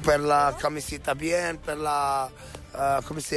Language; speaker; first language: Spanish; non-native, learner; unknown